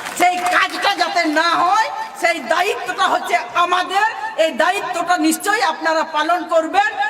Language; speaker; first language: Bangla; non-native, local second language; Santali